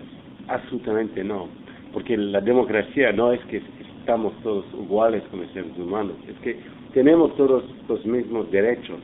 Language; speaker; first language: Spanish; non-native, fluent; English